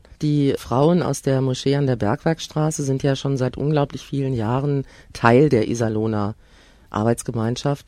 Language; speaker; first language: German; native; German